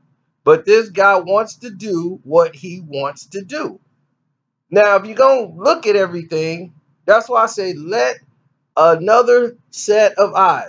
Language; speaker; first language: English; native; English